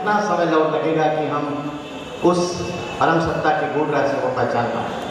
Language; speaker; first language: Hindi; native; Hindi